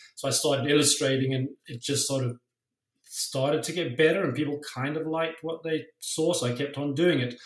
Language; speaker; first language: English; native; English